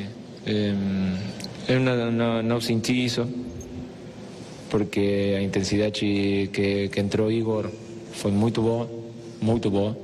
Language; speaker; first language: Portuguese; non-native, fluent; Spanish